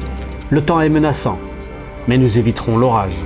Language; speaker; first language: French; native; French